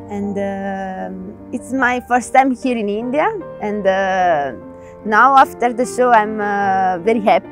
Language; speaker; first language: English; non-native, learner; Italian